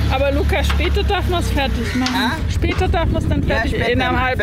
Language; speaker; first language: German; native; German